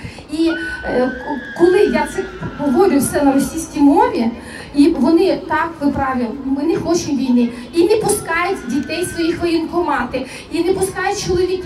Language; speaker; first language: Ukrainian; native; Ukrainian